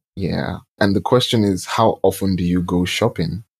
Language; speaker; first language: English; non-native, local second language; Yoruba